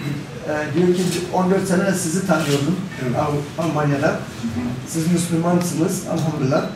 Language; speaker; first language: Turkish; early bilingual, heritage; Turkish